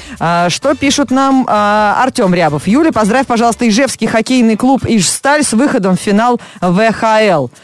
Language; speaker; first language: Russian; native; Russian